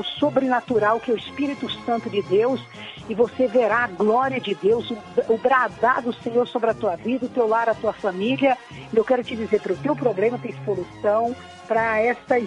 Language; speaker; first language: Portuguese; native; Portuguese